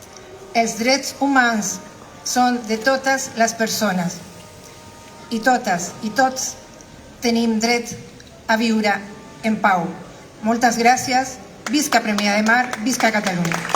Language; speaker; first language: Catalan; non-native, fluent; Spanish